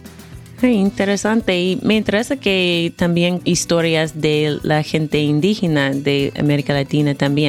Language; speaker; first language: Spanish; non-native, fluent; English